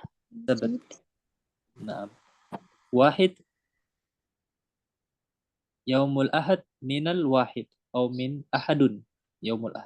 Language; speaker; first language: Arabic; non-native, fluent; Indonesian